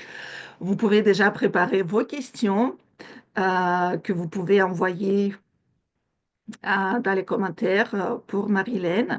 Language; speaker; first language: French; non-native, fluent; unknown